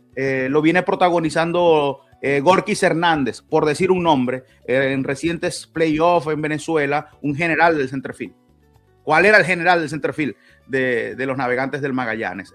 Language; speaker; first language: Spanish; native; Spanish